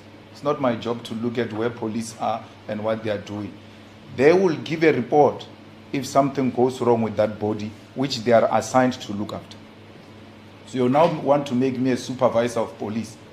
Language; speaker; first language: English; non-native, local second language; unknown